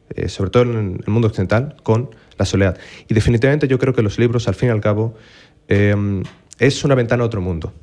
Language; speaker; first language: Spanish; native; Spanish